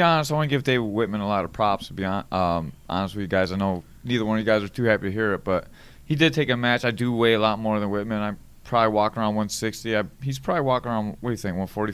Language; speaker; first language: English; native; English